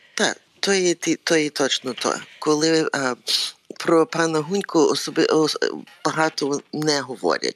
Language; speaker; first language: Ukrainian; early bilingual, heritage; Ukrainian